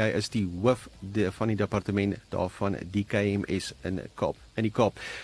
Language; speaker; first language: Afrikaans; native; Afrikaans